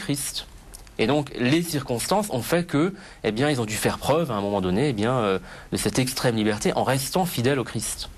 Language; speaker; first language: French; native; French